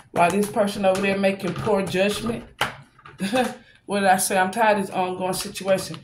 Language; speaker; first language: English; native; English